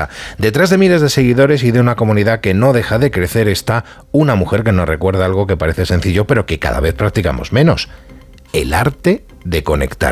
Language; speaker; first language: Spanish; native; Spanish